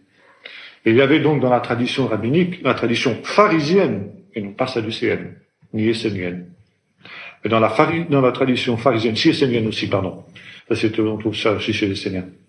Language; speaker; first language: French; native; French